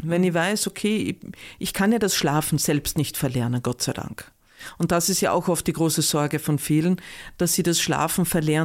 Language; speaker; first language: German; native; German